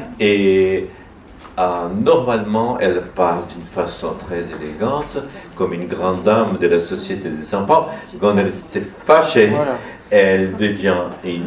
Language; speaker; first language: French; non-native, fluent; Portuguese